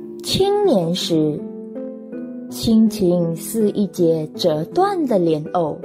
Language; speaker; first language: Chinese; native; Chinese